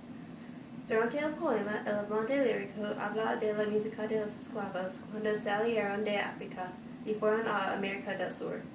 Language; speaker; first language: Spanish; non-native, learner; English